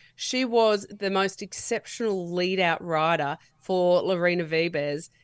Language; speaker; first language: English; native; English